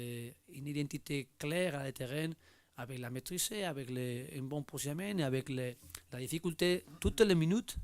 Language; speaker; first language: French; non-native, learner; Spanish